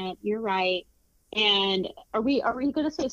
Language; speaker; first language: English; native; English